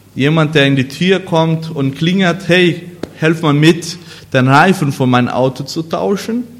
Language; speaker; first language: German; non-native, learner; Portuguese